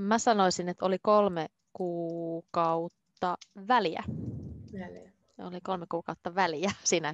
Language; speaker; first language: Finnish; native; Finnish